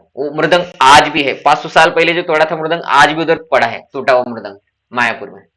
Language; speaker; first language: Hindi; non-native, local second language; Marathi